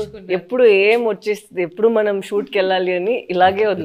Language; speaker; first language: Telugu; non-native, fluent; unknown